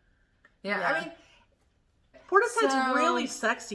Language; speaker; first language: English; native; English